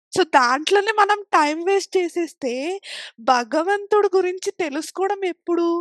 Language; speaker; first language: Telugu; non-native, fluent; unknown